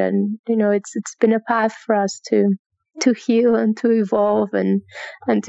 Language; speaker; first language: English; non-native, fluent; Spanish